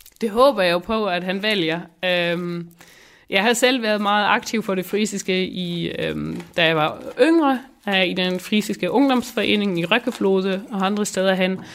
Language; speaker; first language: Danish; non-native, local second language; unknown